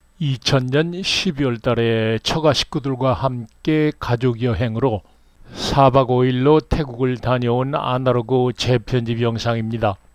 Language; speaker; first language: Korean; native; Korean